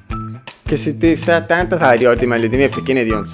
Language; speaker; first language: Italian; native; Italian